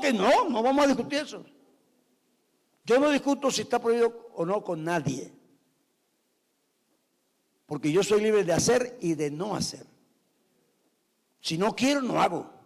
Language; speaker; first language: Spanish; native; Spanish